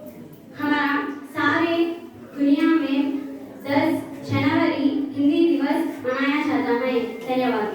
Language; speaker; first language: Hindi; non-native, local second language; Telugu